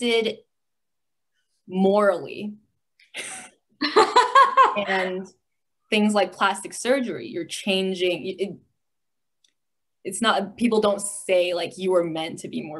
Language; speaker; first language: English; native; English